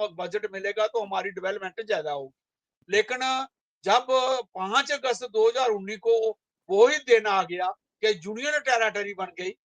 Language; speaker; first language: Hindi; non-native, local second language; Dogri